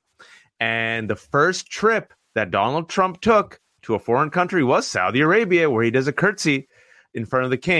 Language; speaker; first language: English; early bilingual, other home language; Urdu